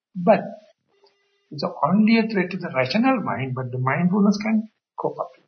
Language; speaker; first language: English; non-native, local second language; Sinhala